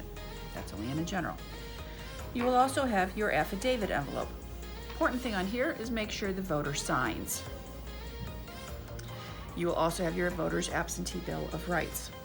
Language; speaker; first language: English; native; English